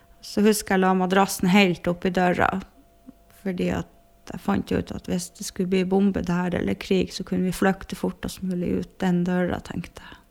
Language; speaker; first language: Norwegian; native; Norwegian